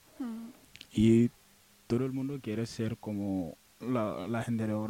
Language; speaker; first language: Spanish; non-native, learner; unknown